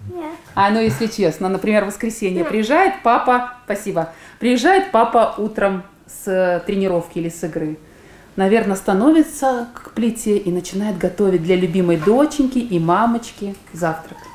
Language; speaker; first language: Russian; native; Russian